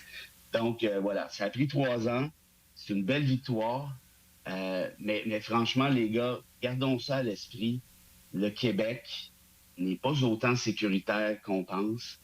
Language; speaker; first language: French; native; French